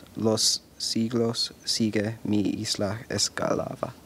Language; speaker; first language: Spanish; early bilingual, other home language; English